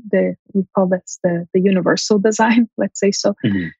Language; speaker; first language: English; early bilingual, heritage; Armenian